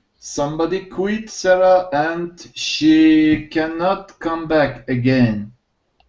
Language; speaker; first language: English; non-native, learner; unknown